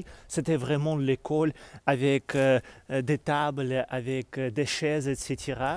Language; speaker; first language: French; non-native, learner; Russian